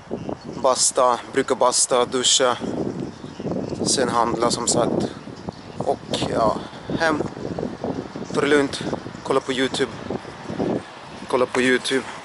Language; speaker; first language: Swedish; non-native, learner; Russian